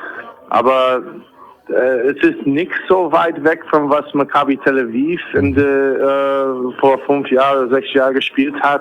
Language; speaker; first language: German; non-native, fluent; English